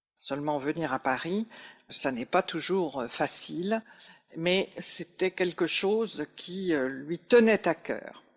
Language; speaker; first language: French; native; French